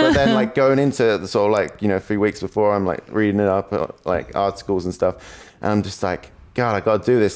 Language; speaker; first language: English; native; English